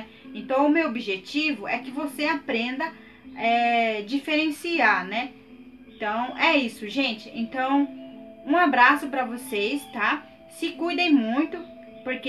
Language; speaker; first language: Portuguese; non-native, local second language; Guarani